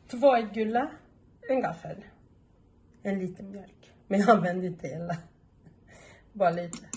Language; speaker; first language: Swedish; non-native, fluent; Portuguese